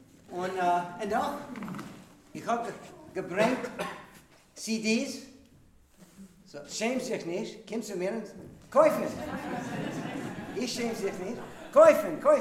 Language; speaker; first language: German; non-native, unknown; English